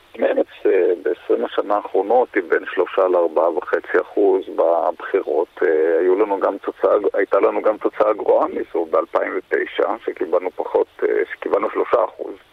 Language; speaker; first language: Hebrew; native; Hebrew